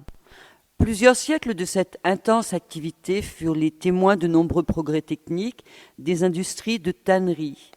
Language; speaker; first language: French; native; French